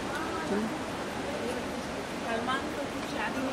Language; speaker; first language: Hindi; native; Hindi